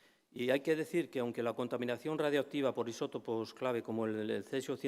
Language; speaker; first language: Spanish; native; Spanish